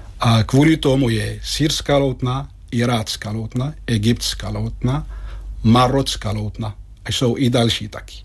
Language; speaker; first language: Czech; non-native, fluent; Arabic